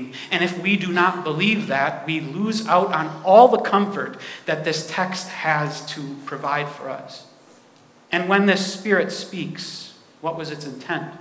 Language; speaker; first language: English; native; English